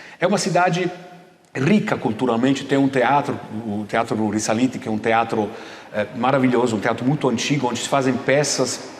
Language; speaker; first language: Portuguese; non-native, fluent; Italian